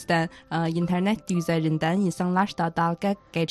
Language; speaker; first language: Turkish; non-native, fluent; Chinese